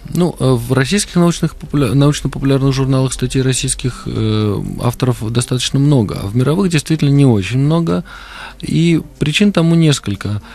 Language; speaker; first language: Russian; native; Russian